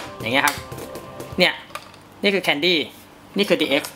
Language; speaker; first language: Thai; native; Thai